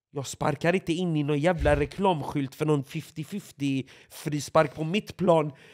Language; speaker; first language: Swedish; native; Swedish